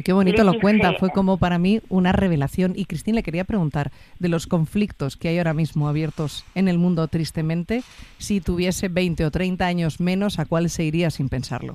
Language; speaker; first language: Spanish; native; Spanish